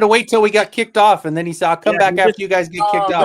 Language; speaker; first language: English; native; English